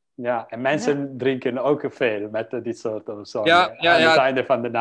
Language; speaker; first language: Dutch; non-native, fluent; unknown